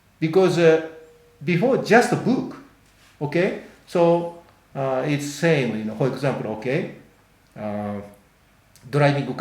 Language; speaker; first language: English; non-native, learner; Japanese